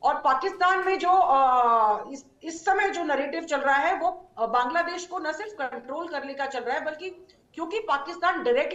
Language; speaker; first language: Hindi; native; Hindi